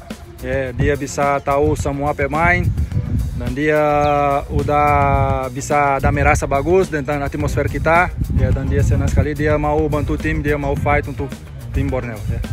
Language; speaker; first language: Indonesian; non-native, learner; Spanish